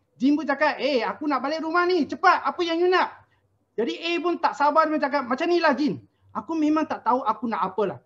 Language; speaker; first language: Malay; non-native, local second language; Chinese